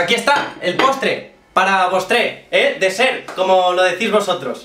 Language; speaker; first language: Spanish; native; Spanish